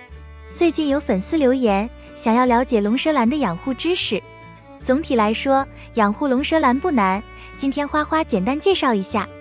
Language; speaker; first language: Chinese; native; Chinese